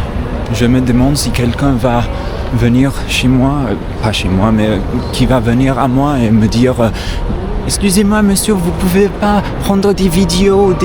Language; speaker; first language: French; non-native, fluent; English